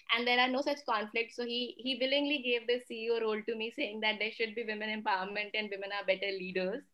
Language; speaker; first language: English; non-native, local second language; Hindi